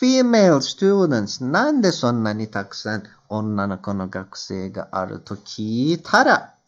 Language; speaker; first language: Japanese; non-native, fluent; Turkish